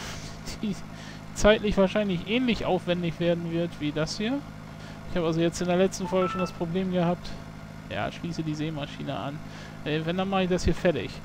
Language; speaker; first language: German; native; German